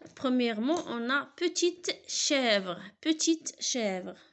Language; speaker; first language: French; non-native, local second language; Arabic